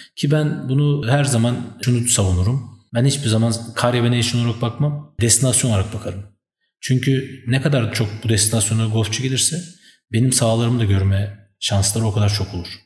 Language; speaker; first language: Turkish; native; Turkish